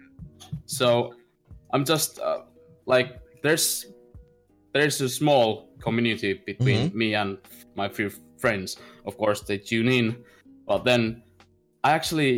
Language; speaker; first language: English; non-native, fluent; Finnish